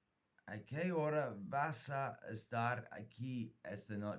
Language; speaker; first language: Spanish; non-native, fluent; English